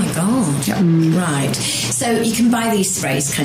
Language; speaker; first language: English; native; English